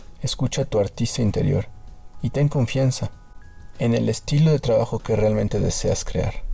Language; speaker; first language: Spanish; native; Spanish